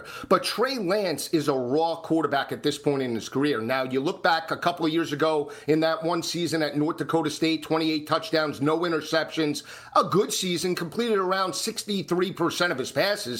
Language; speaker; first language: English; native; English